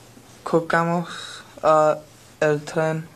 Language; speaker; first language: Spanish; non-native, learner; English